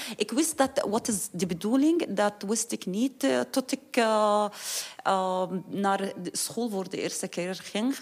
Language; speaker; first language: Dutch; non-native, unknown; Arabic